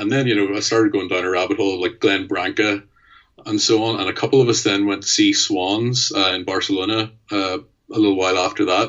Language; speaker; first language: English; native; English